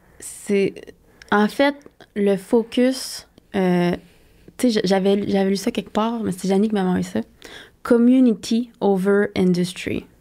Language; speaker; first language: French; native; French